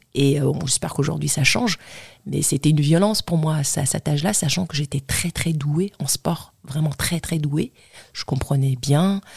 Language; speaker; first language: French; non-native, local second language; Arabic